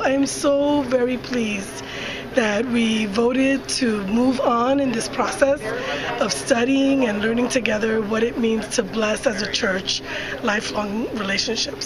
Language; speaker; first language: English; early bilingual, other home language; Spanish